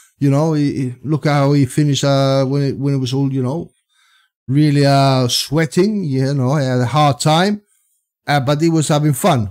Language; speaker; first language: English; non-native, fluent; Spanish